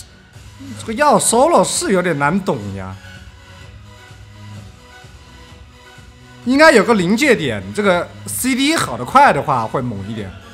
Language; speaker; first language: Chinese; native; Chinese